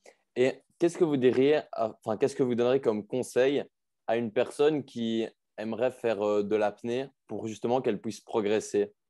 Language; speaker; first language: French; native; French